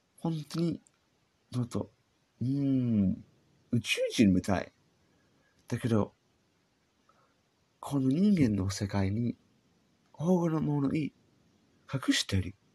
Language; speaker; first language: Japanese; non-native, learner; English